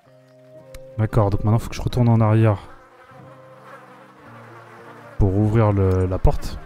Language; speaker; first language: French; native; French